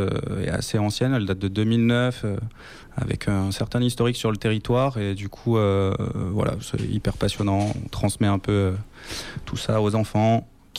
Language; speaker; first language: French; native; French